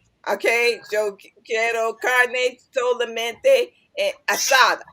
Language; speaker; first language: Spanish; non-native, learner; English